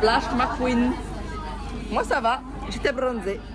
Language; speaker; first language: French; native; French